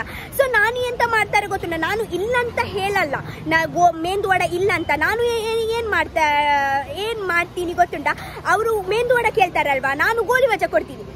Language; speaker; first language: Kannada; non-native, local second language; Tulu